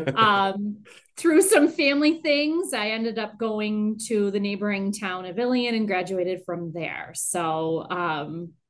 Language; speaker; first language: English; native; English